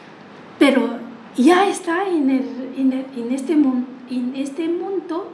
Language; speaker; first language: Spanish; non-native, learner; Chinese